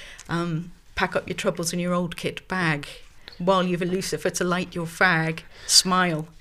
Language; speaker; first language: English; native; English